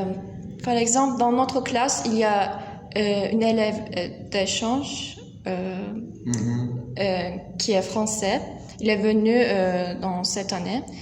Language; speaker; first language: French; non-native, learner; Turkish